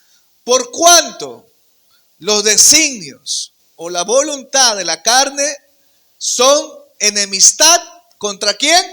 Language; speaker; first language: Spanish; native; Spanish